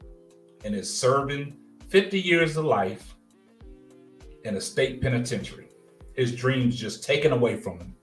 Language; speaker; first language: English; native; English